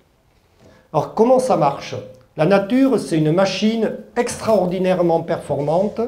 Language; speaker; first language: French; early bilingual, other home language; German